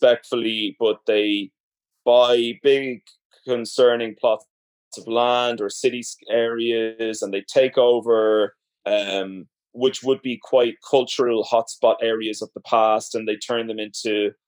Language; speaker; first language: English; native; English